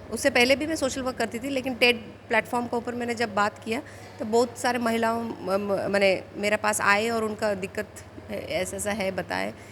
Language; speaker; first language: Hindi; non-native, local second language; Telugu